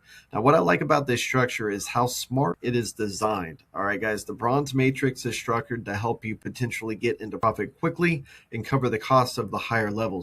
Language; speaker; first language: English; native; English